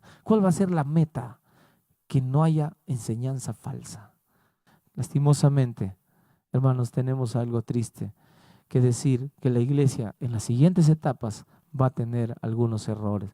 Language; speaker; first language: Spanish; native; Spanish